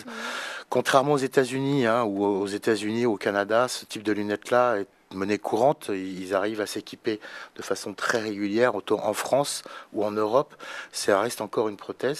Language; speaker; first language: French; native; French